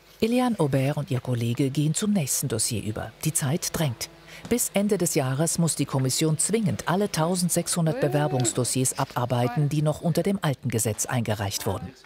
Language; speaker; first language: German; native; German